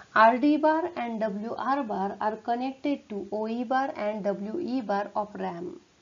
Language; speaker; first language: English; non-native, local second language; Marathi